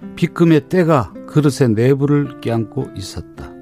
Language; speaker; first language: Korean; native; Korean